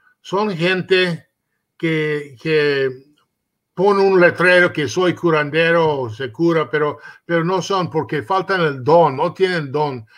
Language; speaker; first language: Spanish; early bilingual, heritage; Spanish